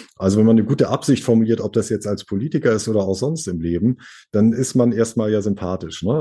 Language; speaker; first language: German; native; German